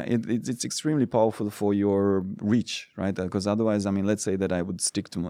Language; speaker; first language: English; non-native, fluent; Romanian